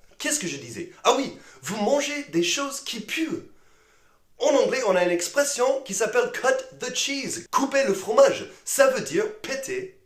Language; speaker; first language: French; non-native, fluent; English